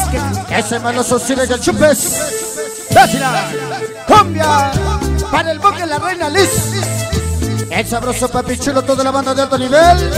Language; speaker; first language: Spanish; native; Spanish